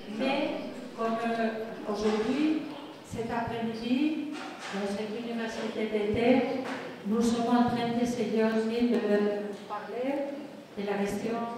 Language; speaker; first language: French; non-native, fluent; Spanish